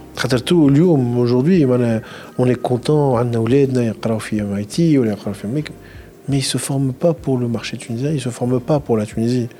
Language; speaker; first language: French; non-native, local second language; Arabic